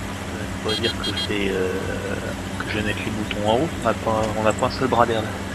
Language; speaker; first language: French; native; French